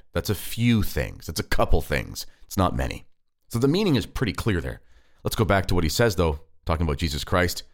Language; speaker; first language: English; native; English